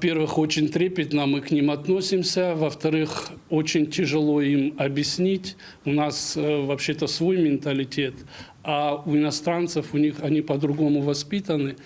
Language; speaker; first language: Russian; native; Russian